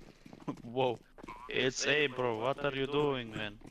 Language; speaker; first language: English; non-native, fluent; Icelandic